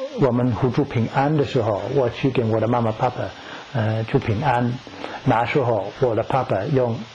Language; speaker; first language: Chinese; non-native, fluent; English